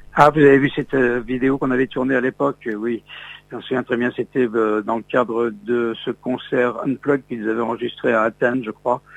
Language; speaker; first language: French; native; French